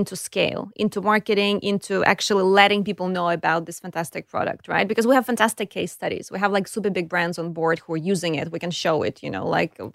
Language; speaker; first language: English; non-native, fluent; Ukrainian